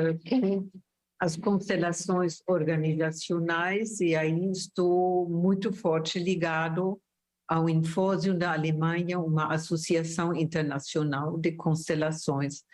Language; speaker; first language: Portuguese; non-native, fluent; German